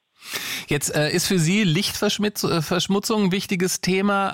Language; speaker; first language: German; native; German